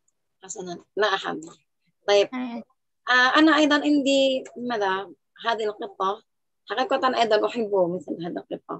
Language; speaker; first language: Arabic; non-native, fluent; Indonesian